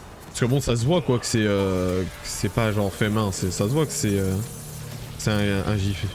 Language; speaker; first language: French; native; French